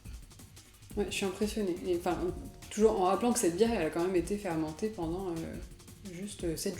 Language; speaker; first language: French; native; French